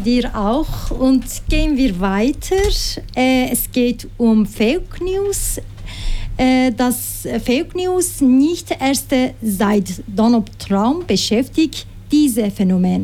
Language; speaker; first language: German; non-native, learner; Spanish